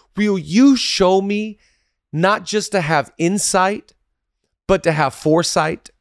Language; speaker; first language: English; native; English